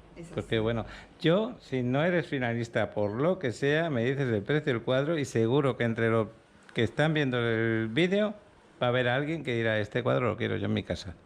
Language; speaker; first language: Spanish; native; Spanish